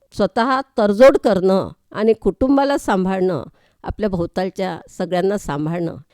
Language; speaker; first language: Marathi; native; Marathi